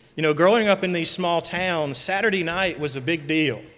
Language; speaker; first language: English; native; English